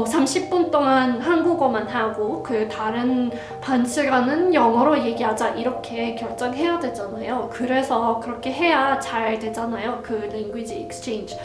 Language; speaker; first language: Korean; non-native, fluent; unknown